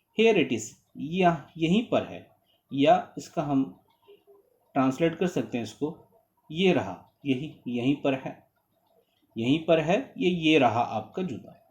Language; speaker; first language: Hindi; native; Hindi